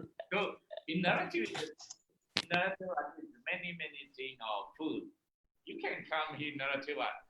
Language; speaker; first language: English; non-native, learner; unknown